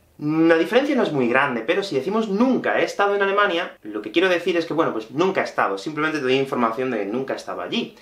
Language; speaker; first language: Spanish; native; Spanish